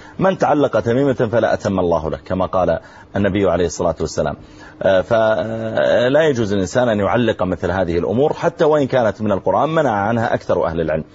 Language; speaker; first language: Arabic; native; Arabic